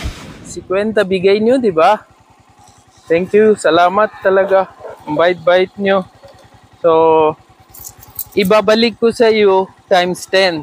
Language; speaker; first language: Filipino; non-native, learner; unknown